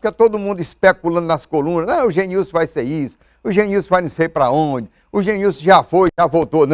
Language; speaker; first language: Portuguese; native; Portuguese